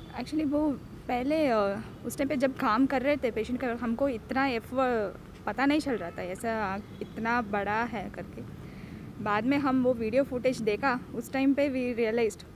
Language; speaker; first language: Hindi; non-native, local second language; Telugu